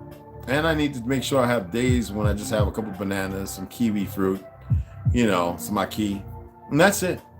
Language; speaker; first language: English; native; English